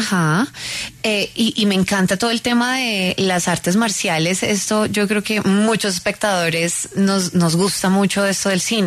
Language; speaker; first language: Spanish; native; Spanish